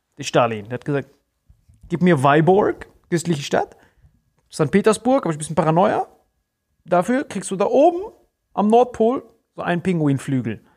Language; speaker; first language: German; native; German